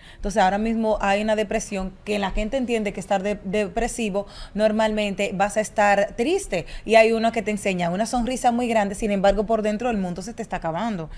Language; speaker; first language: Spanish; native; Spanish